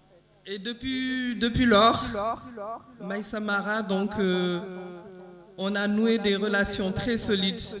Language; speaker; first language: French; non-native, local second language; Wolof